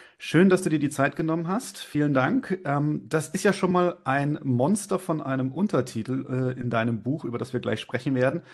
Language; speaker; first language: German; native; German